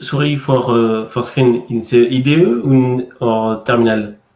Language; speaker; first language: English; non-native, learner; French